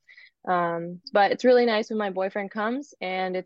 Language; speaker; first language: English; native; English